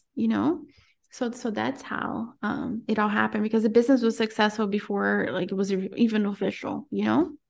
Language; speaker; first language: English; non-native, fluent; Portuguese